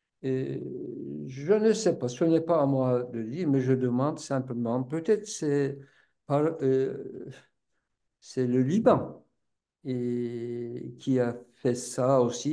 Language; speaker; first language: French; non-native, fluent; Turkish